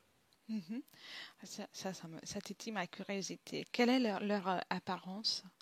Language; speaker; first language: French; non-native, fluent; Italian